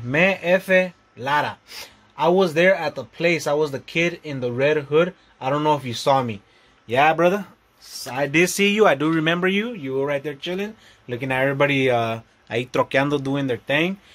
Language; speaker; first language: English; early bilingual, other home language; Spanish